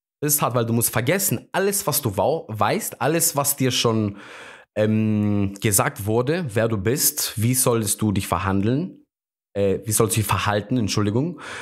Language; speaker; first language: German; non-native, fluent; Greek